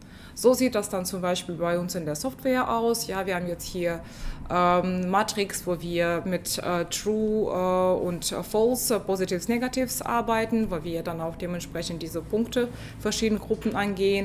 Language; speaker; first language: German; non-native, fluent; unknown